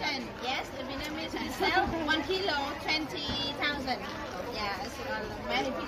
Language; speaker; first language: English; non-native, learner; Vietnamese